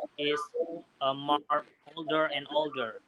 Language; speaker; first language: English; non-native, learner; Indonesian